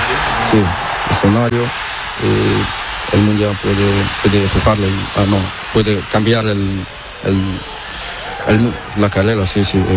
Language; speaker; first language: Spanish; non-native, learner; Portuguese